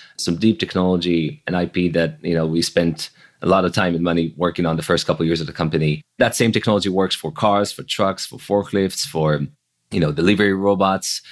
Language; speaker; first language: English; non-native, fluent; Hebrew